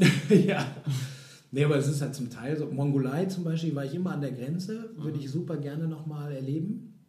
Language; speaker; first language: German; native; German